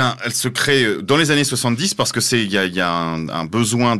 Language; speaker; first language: French; native; French